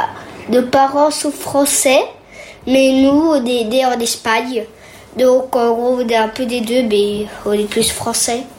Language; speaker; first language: French; early bilingual, heritage; French